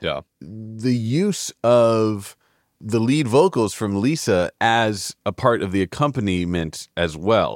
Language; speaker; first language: English; native; English